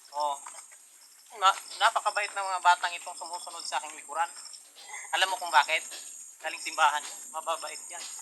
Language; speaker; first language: Filipino; non-native, local second language; Cebuano